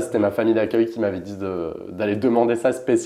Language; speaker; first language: French; native; French